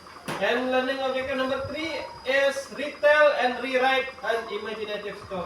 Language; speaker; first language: English; non-native, learner; Indonesian